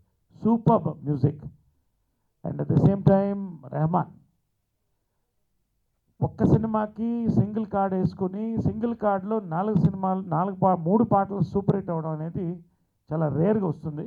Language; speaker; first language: Telugu; native; Telugu